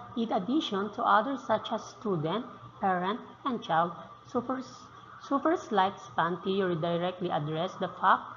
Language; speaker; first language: English; non-native, local second language; Filipino